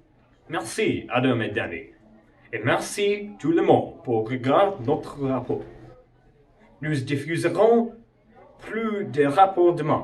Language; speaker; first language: French; non-native, learner; English